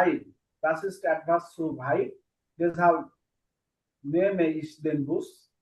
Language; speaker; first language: German; non-native, learner; Bangla